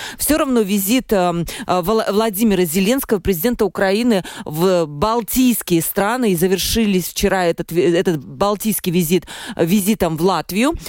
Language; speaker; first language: Russian; native; Russian